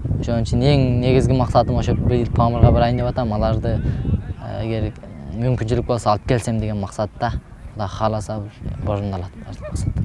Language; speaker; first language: Kyrgyz; early bilingual, heritage; Kyrgyz